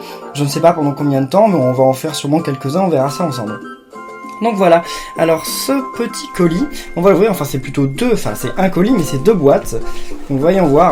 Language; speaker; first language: French; native; French